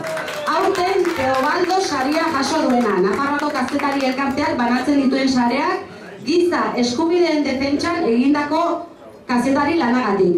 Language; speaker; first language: Basque; native; Basque